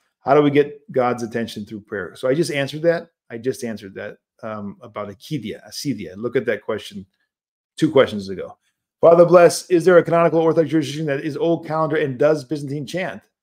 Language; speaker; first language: English; native; English